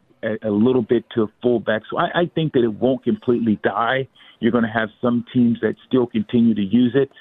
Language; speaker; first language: English; native; English